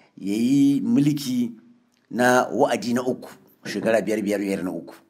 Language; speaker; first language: Hausa; native; Hausa